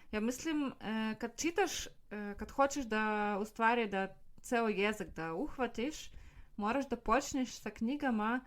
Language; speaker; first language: Serbian; non-native, fluent; Russian